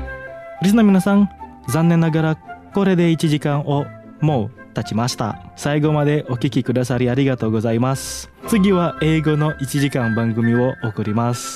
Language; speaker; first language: Japanese; non-native, fluent; Indonesian